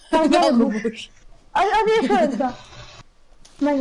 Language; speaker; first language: German; non-native, local second language; Luxembourgish